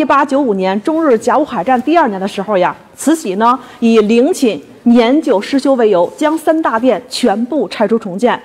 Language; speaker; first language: Chinese; native; Chinese